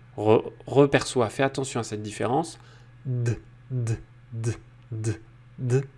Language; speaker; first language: French; native; French